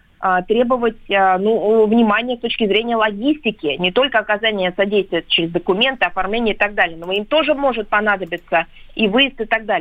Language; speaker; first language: Russian; native; Russian